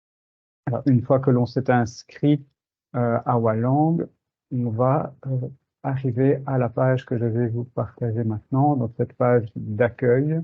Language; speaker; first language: French; native; French